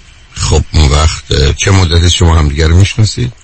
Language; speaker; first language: Persian; native; Persian